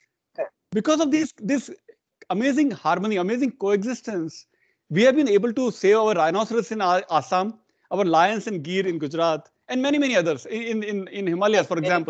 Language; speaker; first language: English; non-native, local second language; Hindi